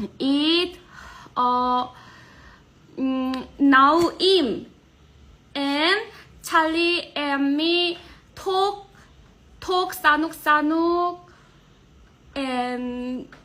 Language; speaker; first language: English; non-native, learner; Korean